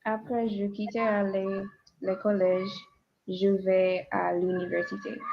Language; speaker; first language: French; non-native, learner; English